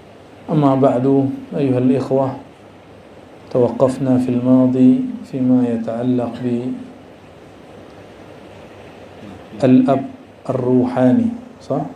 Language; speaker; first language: Arabic; non-native, fluent; Indonesian